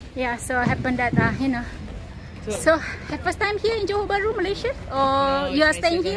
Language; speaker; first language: English; non-native, local second language; Malay